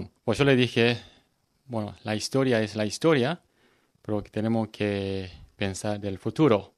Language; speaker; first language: Spanish; non-native, learner; Korean